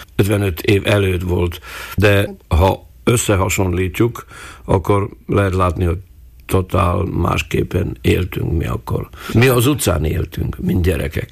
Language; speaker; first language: Hungarian; non-native, local second language; Slovak